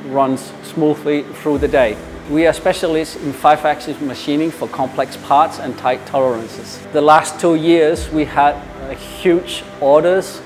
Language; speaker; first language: English; non-native, fluent; Danish